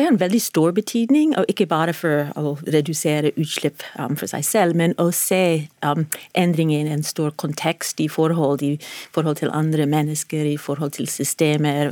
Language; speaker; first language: Norwegian; non-native, fluent; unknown